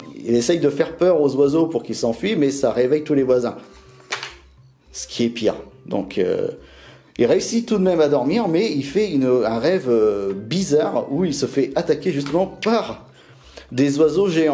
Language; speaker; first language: French; native; French